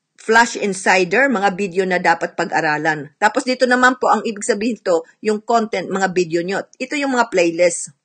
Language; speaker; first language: Filipino; non-native, local second language; Cebuano